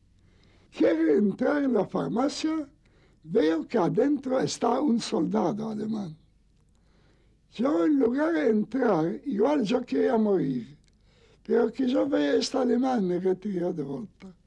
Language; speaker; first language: Spanish; non-native, learner; Yiddish